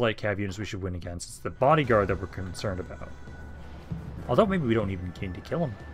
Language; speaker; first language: English; native; English